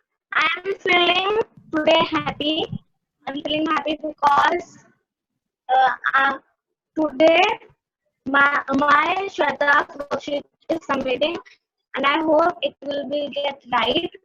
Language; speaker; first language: English; non-native, learner; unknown